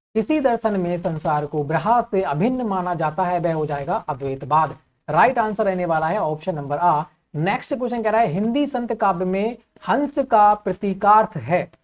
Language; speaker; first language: Hindi; native; Hindi